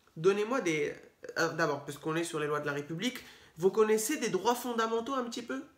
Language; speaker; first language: French; native; French